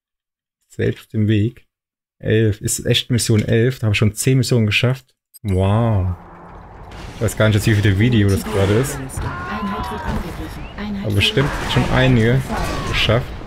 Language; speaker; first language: German; native; German